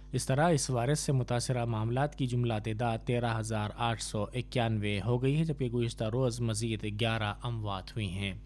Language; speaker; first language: Urdu; native; Urdu